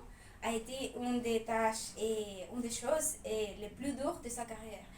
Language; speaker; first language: French; non-native, fluent; Spanish